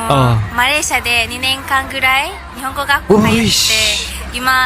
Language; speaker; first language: Japanese; non-native, fluent; Malay